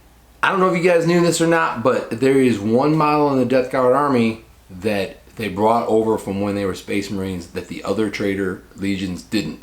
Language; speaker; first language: English; native; English